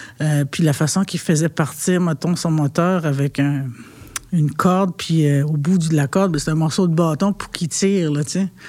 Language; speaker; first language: French; non-native, local second language; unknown